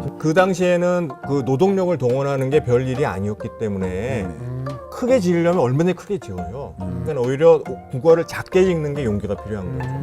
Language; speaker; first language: Korean; native; Korean